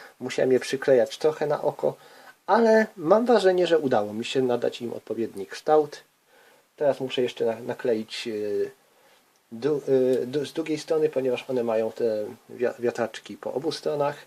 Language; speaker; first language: Polish; native; Polish